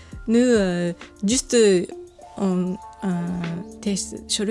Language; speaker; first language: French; non-native, learner; Japanese